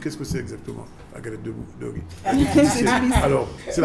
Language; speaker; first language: French; native; French